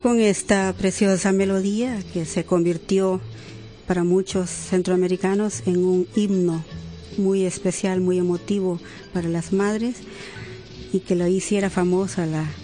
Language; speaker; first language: Spanish; native; Spanish